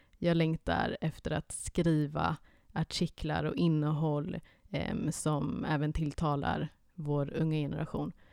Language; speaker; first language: Swedish; early bilingual, other home language; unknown